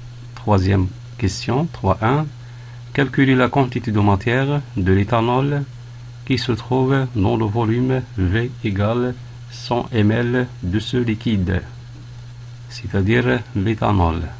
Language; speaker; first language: French; non-native, local second language; Arabic